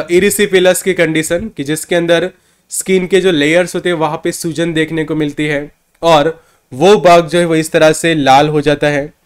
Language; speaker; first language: Hindi; non-native, local second language; Gujarati